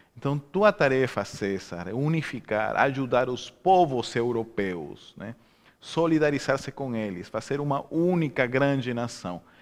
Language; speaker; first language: Portuguese; non-native, fluent; Spanish